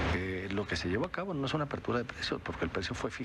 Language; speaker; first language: Spanish; native; Spanish